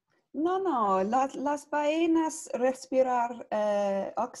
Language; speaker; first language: Spanish; non-native, learner; English